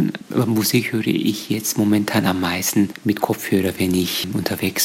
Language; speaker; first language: German; non-native, fluent; Korean